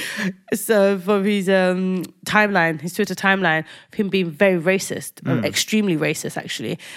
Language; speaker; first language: English; native; English